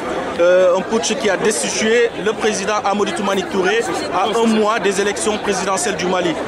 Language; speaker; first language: French; non-native, local second language; Soninke